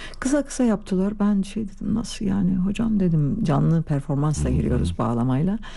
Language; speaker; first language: Turkish; native; Turkish